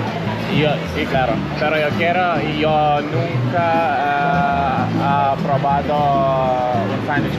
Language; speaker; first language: Spanish; non-native, learner; Lithuanian